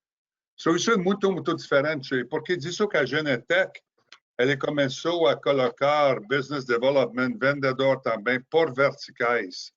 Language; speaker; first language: Portuguese; non-native, fluent; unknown